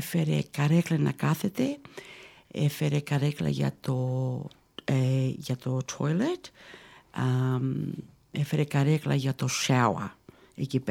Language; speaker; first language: Greek; early bilingual, heritage; Greek